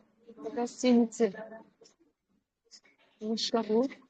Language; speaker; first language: Russian; non-native, learner; Uzbek